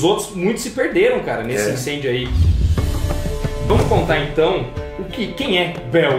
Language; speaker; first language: Portuguese; native; Portuguese